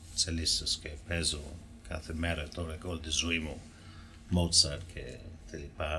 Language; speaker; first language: Greek; non-native, fluent; English